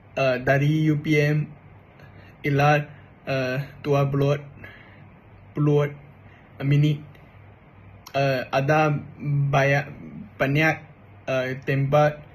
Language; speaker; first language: Malay; non-native, learner; Chinese